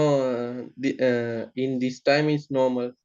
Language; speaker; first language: English; non-native, learner; Sinhala